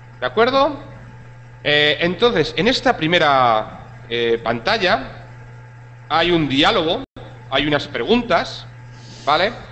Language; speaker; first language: Spanish; native; Spanish